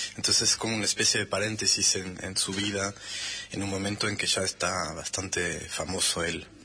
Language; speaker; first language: Spanish; non-native, fluent; French